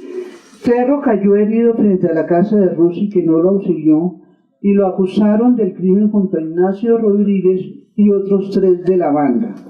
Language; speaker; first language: Spanish; native; Spanish